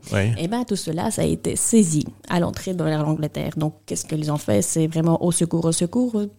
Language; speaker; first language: French; non-native, fluent; Russian